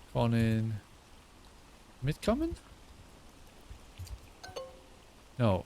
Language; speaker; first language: German; non-native, learner; English